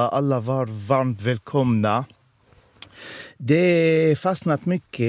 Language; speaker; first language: Swedish; non-native, fluent; Arabic